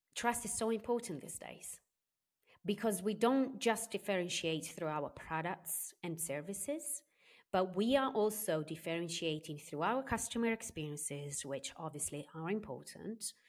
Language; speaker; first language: English; non-native, fluent; Italian